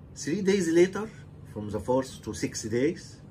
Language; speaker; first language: English; non-native, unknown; Arabic